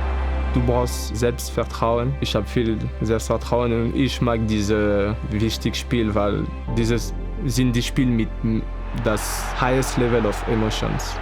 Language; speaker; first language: German; non-native, fluent; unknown